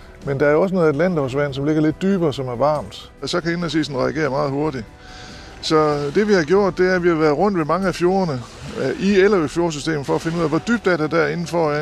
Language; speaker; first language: Danish; native; Danish